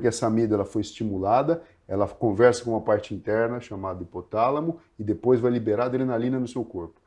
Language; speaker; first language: Portuguese; native; Portuguese